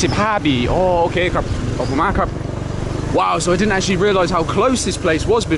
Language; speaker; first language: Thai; non-native, learner; English